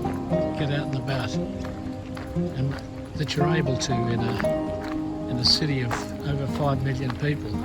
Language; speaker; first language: English; native; English